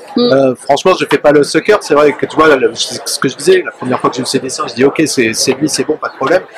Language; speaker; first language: French; native; French